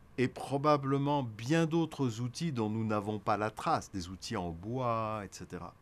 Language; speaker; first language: French; native; French